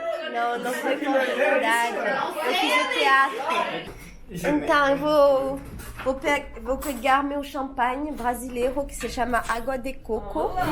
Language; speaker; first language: Portuguese; non-native, fluent; French